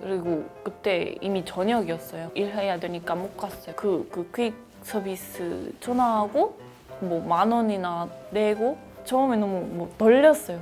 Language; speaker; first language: Korean; non-native, fluent; Spanish